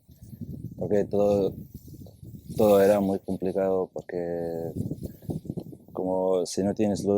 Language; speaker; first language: Spanish; non-native, fluent; Arabic